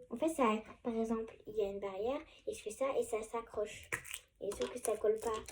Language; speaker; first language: French; native; French